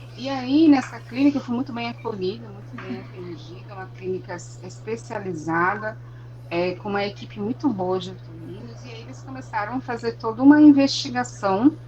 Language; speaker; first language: Portuguese; native; Portuguese